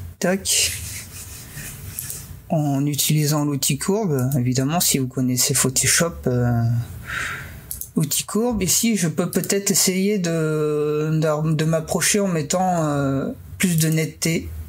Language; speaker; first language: French; native; French